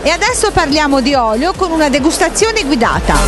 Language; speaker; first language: Italian; native; Italian